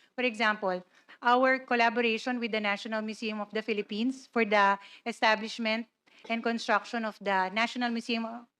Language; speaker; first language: English; non-native, local second language; Cebuano